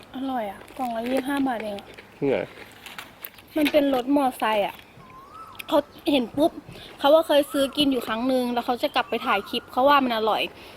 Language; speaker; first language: Thai; native; Thai